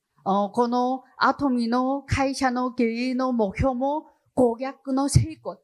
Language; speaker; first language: Japanese; non-native, learner; Chinese